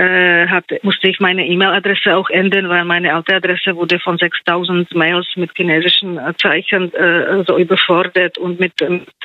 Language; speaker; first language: German; non-native, fluent; Czech